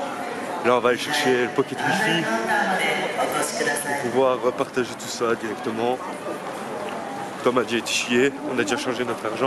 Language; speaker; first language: French; native; French